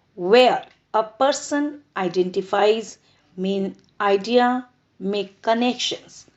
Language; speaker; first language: English; non-native, local second language; Punjabi